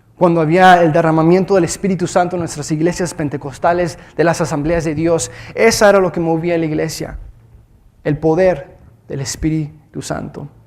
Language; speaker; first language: Spanish; early bilingual, heritage; Spanish